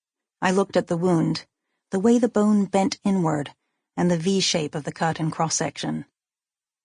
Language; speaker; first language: English; native; English